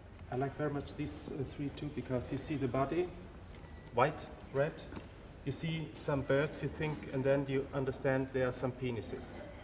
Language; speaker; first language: English; non-native, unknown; German